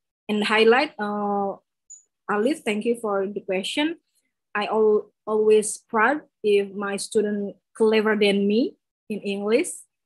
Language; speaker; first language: English; non-native, learner; Indonesian